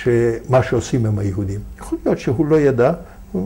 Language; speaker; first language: Hebrew; non-native, fluent; Yiddish